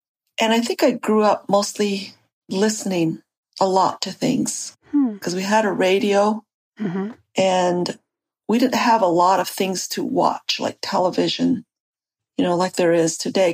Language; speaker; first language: English; early bilingual, other home language; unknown